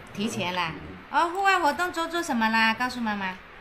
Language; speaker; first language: Chinese; native; Chinese